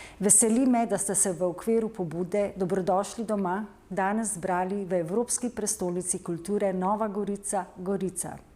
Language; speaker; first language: Slovenian; native; Slovenian